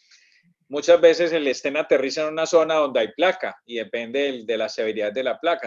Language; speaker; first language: Spanish; native; Spanish